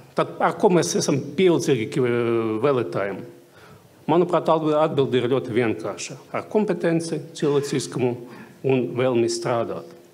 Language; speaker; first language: Latvian; non-native, local second language; Russian